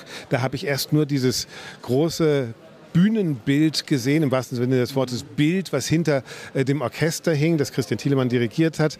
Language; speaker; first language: German; native; German